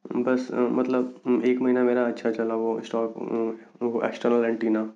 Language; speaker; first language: Hindi; native; Hindi